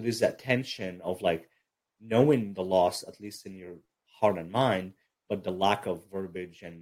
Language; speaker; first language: English; early bilingual, other home language; Arabic